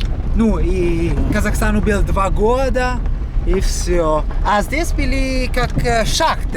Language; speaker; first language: Russian; non-native, learner; Italian